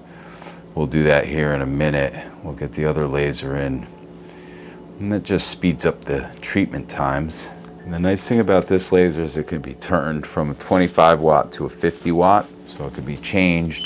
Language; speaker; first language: English; native; English